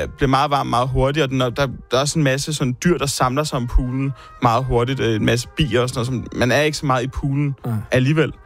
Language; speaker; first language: Danish; early bilingual, other home language; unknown